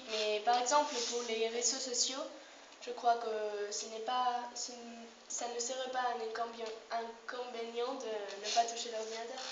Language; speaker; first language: French; non-native, learner; Spanish